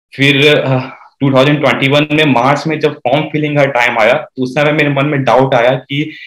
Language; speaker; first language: Hindi; native; Hindi